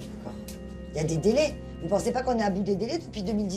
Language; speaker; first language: French; native; French